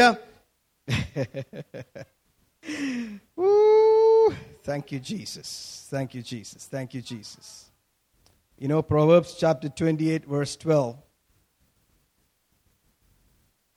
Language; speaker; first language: English; non-native, local second language; Malayalam